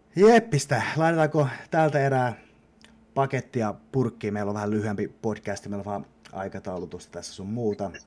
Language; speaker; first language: Finnish; native; Finnish